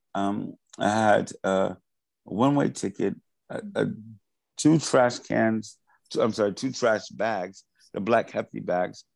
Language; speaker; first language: English; native; English